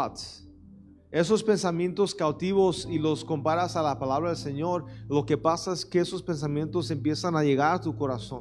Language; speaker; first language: Spanish; early bilingual, heritage; Spanish